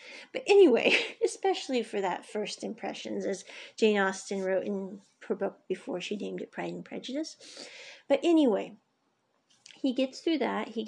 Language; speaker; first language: English; native; English